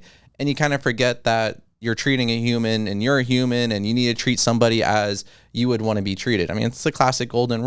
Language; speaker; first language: English; native; English